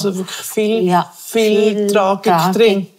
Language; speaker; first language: German; native; German